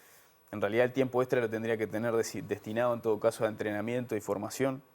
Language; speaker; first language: Spanish; native; Spanish